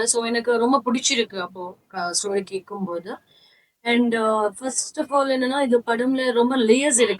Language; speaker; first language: Tamil; non-native, learner; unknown